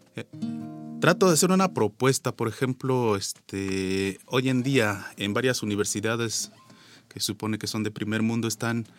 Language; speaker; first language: Spanish; non-native, local second language; Nahuatl languages